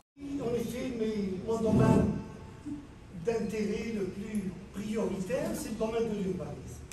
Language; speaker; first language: French; non-native, local second language; Arabic